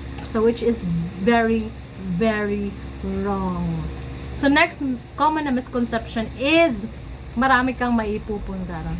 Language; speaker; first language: English; non-native, local second language; Cebuano